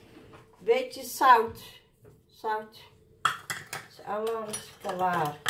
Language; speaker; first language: Dutch; non-native, learner; Somali